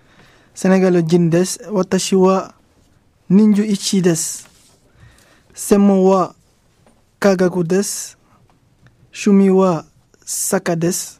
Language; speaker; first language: Japanese; non-native, learner; Wolof